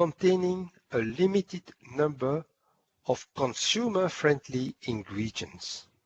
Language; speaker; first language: English; non-native, fluent; French